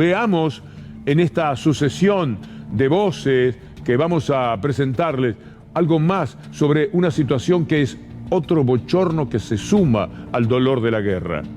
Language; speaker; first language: Spanish; native; Spanish